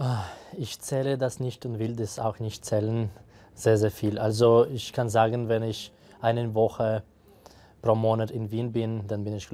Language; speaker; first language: German; non-native, fluent; Russian